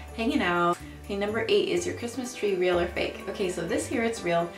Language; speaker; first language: English; native; English